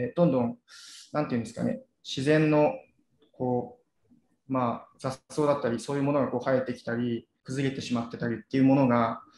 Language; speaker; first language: Japanese; native; Japanese